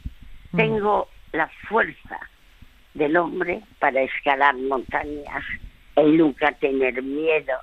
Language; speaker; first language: Spanish; early bilingual, other home language; French